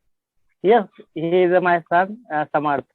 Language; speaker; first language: English; non-native, learner; Marathi